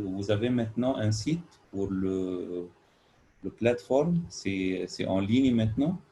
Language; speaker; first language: French; non-native, learner; Arabic